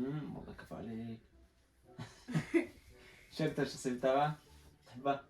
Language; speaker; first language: Arabic; native; Arabic